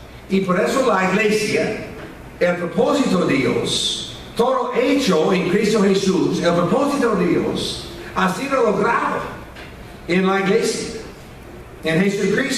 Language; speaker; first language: Spanish; non-native, fluent; English